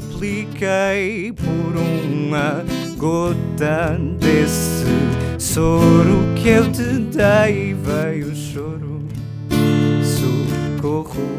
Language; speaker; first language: Portuguese; native; Portuguese